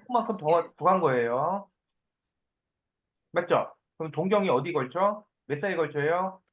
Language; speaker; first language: Korean; native; Korean